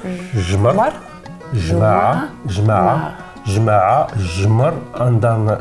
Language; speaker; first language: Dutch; non-native, learner; Arabic